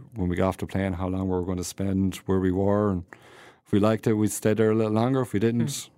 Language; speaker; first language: English; native; English